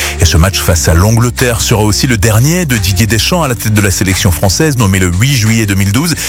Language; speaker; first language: French; native; French